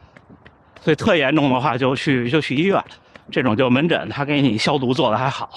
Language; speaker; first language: Chinese; native; Chinese